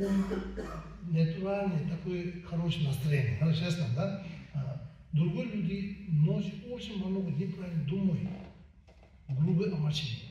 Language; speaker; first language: Russian; non-native, learner; Tibetan